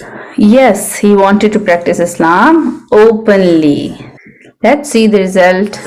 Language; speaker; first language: English; non-native, local second language; Urdu